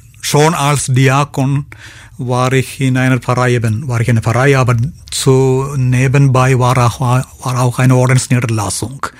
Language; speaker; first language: German; non-native, fluent; Malayalam